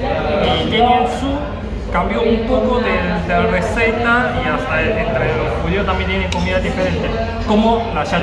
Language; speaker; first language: Spanish; non-native, learner; Chinese